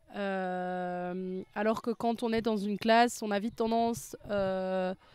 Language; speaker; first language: French; native; French